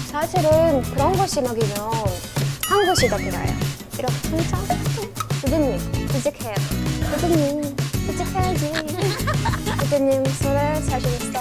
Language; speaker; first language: Korean; non-native, learner; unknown